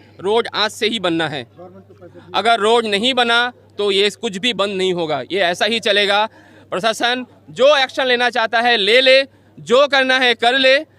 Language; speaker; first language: Hindi; non-native, local second language; Bangla